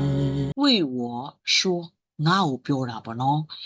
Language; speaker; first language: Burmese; native; Burmese